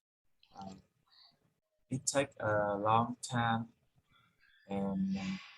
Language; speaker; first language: English; non-native, learner; Vietnamese